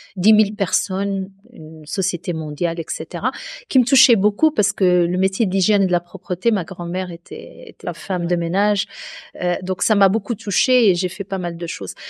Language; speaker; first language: French; non-native, local second language; Arabic